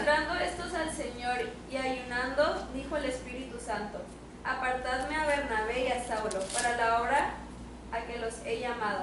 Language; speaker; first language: Spanish; native; Spanish